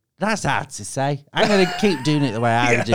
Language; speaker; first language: English; native; English